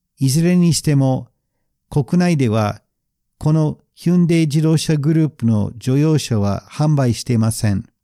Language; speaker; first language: Japanese; non-native, fluent; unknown